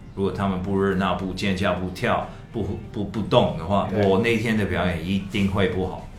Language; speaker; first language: Chinese; non-native, fluent; Cantonese